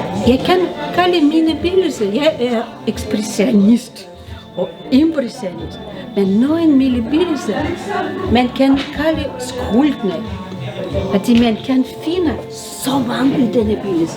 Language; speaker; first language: Danish; non-native, learner; Russian